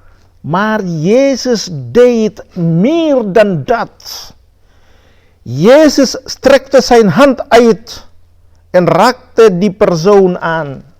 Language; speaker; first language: Dutch; non-native, fluent; Indonesian